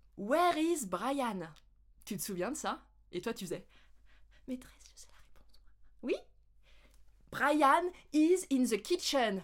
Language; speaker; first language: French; native; French